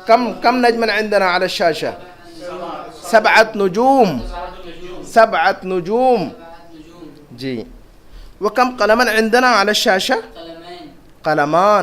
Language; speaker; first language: Arabic; non-native, fluent; Urdu